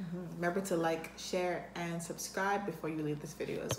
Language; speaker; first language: English; native; English